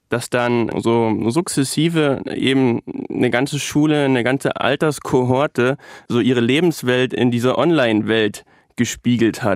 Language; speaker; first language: German; native; German